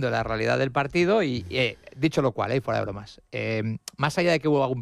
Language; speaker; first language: Spanish; native; Spanish